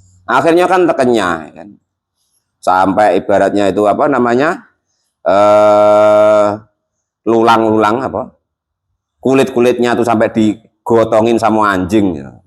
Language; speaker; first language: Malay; non-native, local second language; Javanese